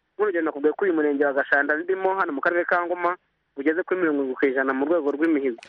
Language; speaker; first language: Kinyarwanda; native; Kinyarwanda